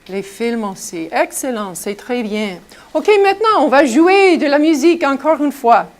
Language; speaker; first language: French; non-native, fluent; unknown